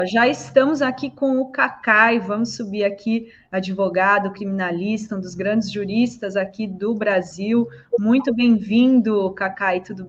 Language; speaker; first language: Portuguese; native; Portuguese